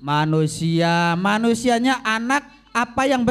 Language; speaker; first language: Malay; non-native, local second language; Javanese